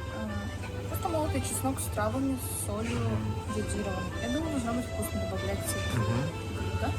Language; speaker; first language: Russian; native; Russian